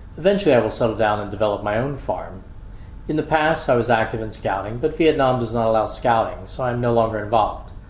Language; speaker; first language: English; native; English